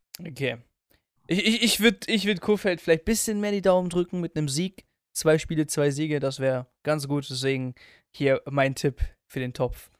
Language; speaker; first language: German; early bilingual, other home language; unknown